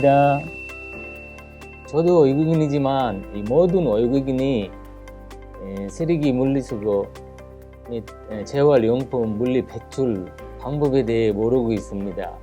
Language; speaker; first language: Korean; non-native, fluent; Bangla